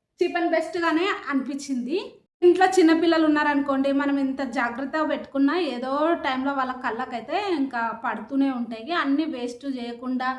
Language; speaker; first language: Telugu; native; Telugu